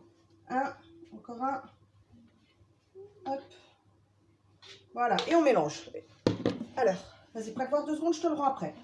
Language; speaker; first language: French; native; French